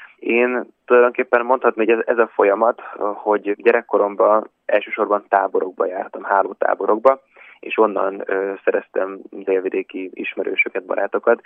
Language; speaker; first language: Hungarian; native; Hungarian